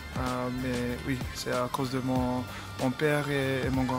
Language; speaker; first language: French; non-native, learner; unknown